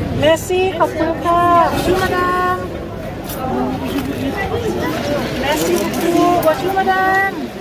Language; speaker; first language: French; non-native, learner; Thai